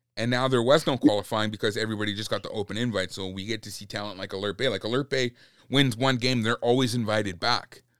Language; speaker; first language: English; native; English